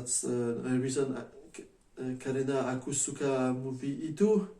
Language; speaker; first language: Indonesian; non-native, learner; French